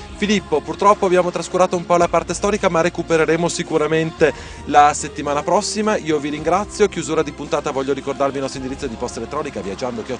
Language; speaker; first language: Italian; native; Italian